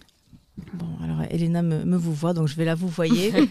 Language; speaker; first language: French; native; French